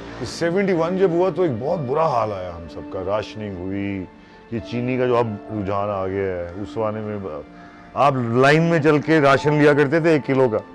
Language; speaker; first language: Urdu; non-native, local second language; Punjabi